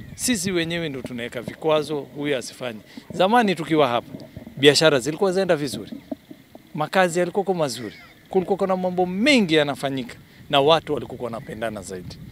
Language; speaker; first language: Swahili; native; Swahili